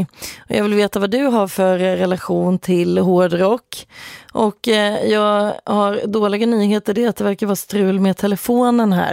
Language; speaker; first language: Swedish; native; Swedish